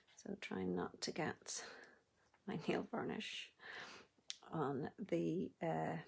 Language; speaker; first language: English; native; English